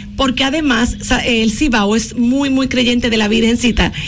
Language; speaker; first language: Spanish; native; Spanish